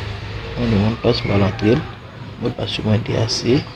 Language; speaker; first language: French; non-native, learner; Haitian Creole